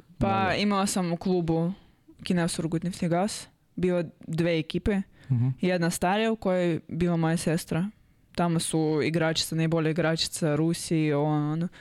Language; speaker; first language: Serbian; non-native, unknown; Russian